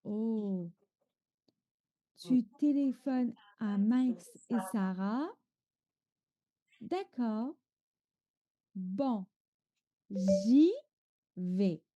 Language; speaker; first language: French; non-native, fluent; Chinese